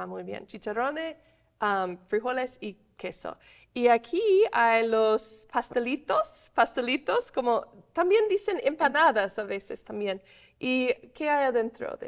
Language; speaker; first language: Spanish; non-native, fluent; English